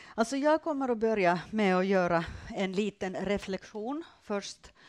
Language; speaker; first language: Swedish; non-native, fluent; Finnish